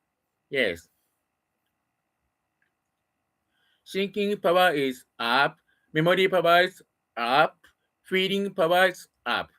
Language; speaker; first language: English; non-native, learner; Japanese